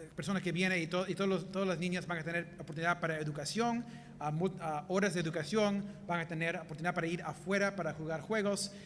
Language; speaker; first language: Spanish; early bilingual, heritage; Spanish